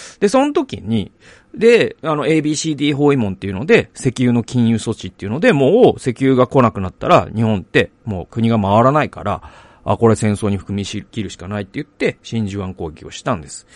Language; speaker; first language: Japanese; native; Japanese